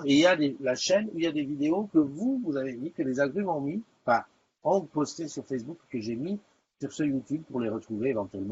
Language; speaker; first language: French; native; French